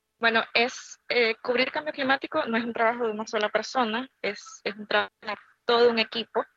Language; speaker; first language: Spanish; native; Spanish